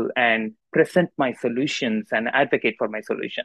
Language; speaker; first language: English; non-native, local second language; Tamil